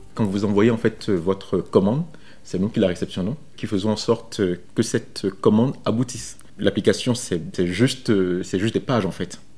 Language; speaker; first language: French; non-native, local second language; Fon